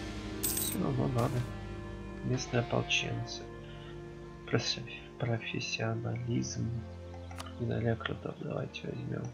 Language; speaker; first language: Russian; native; Russian